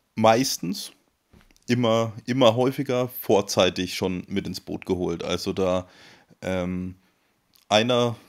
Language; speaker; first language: German; native; German